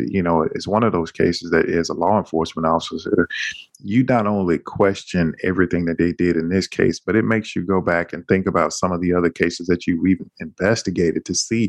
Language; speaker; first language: English; native; English